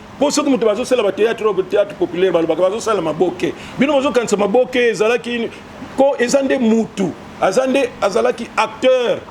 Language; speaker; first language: Lingala; native; Lingala